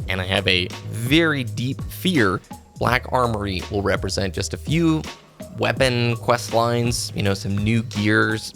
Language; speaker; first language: English; native; English